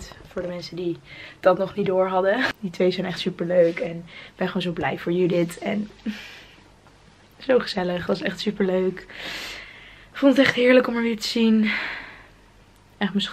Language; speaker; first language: Dutch; native; Dutch